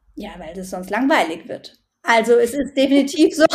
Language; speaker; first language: German; native; German